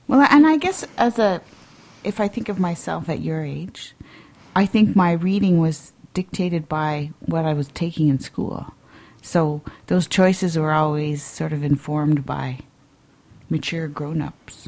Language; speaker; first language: English; native; English